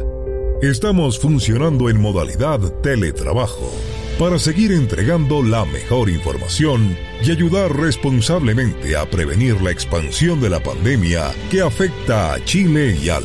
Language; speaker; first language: Spanish; native; Spanish